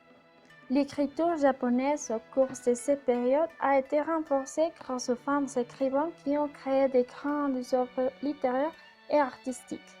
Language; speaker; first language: French; non-native, learner; Spanish